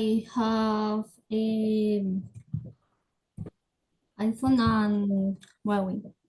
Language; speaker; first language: English; non-native, learner; Spanish